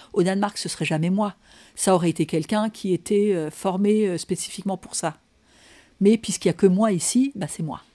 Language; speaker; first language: French; non-native, fluent; Danish